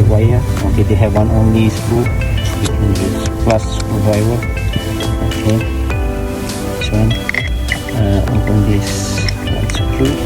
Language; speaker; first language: English; non-native, learner; Indonesian